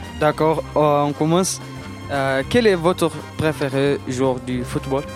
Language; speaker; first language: French; non-native, learner; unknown